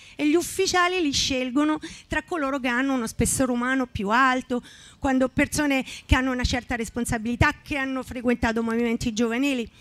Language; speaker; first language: Italian; native; Italian